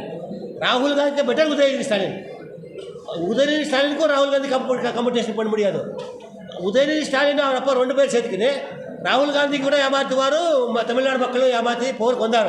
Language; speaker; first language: Tamil; non-native, learner; Kannada